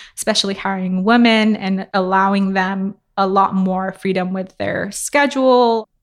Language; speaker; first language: English; native; English